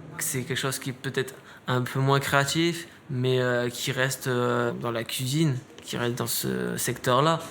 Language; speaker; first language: French; native; French